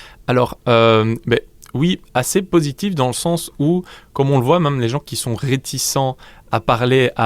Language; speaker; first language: French; native; French